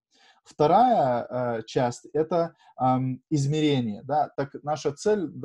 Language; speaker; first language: Russian; non-native, fluent; Lithuanian